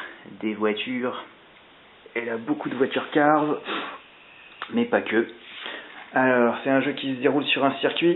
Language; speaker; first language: French; native; French